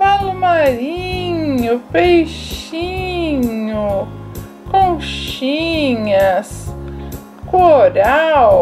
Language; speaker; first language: Portuguese; native; Portuguese